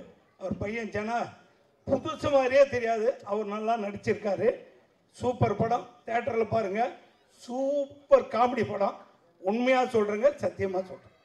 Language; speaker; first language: Tamil; native; Tamil